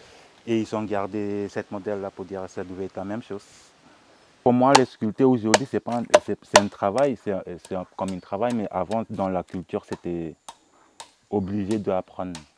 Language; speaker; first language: French; non-native, local second language; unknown